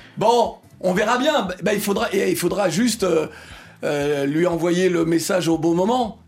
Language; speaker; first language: French; native; French